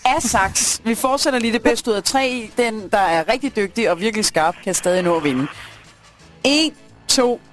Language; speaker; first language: Danish; native; Danish